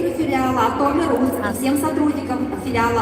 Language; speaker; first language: Russian; native; Russian